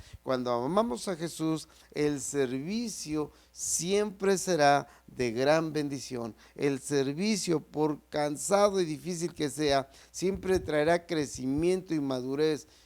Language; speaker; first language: Spanish; native; Spanish